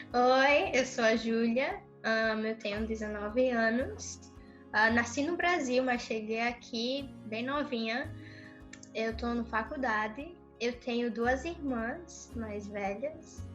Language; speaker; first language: Portuguese; early bilingual, other home language; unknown